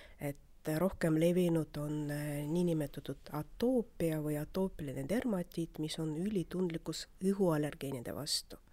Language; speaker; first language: Estonian; non-native, local second language; Russian